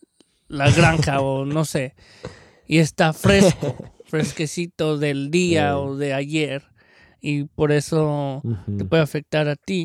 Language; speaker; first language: Spanish; early bilingual, heritage; Spanish